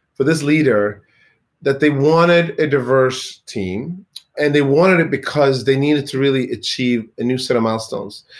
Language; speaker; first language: English; early bilingual, other home language; Swedish